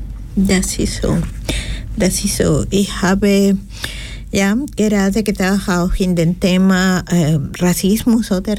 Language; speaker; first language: German; non-native, fluent; Spanish